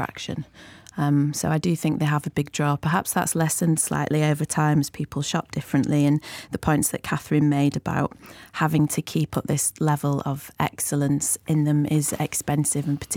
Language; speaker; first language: English; native; English